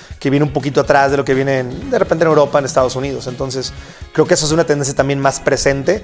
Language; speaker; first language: Spanish; native; Spanish